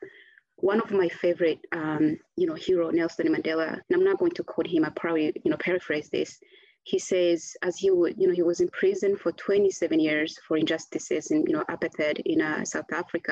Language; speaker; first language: English; non-native, local second language; Kinyarwanda